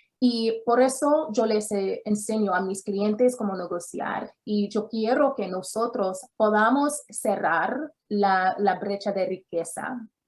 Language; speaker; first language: Spanish; early bilingual, heritage; English